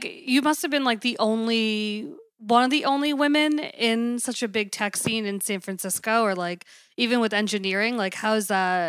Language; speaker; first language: English; native; English